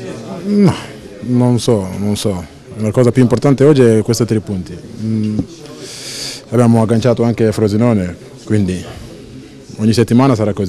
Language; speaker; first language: Italian; non-native, fluent; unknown